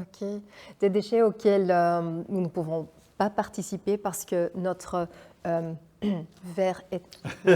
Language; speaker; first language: French; non-native, local second language; Dutch